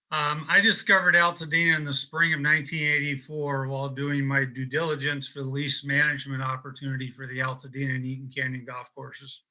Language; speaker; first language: English; native; English